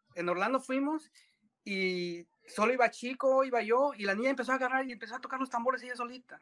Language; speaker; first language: Spanish; native; Spanish